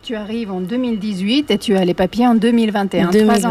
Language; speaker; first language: French; native; French